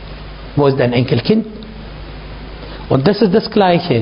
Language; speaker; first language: German; non-native, fluent; Arabic